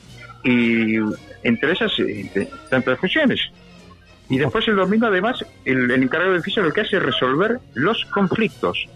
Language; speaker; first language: Spanish; native; Spanish